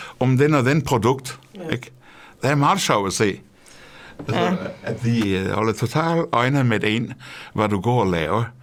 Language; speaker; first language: Danish; non-native, fluent; Portuguese